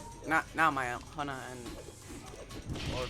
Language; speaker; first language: Welsh; non-native, local second language; English